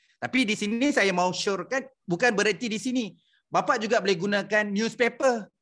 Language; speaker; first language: Malay; native; Malay